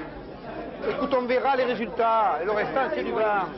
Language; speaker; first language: French; native; French